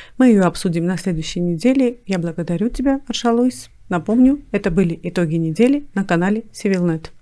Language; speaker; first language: Russian; non-native, local second language; Armenian